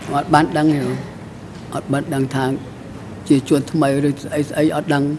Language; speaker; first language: Khmer; native; Khmer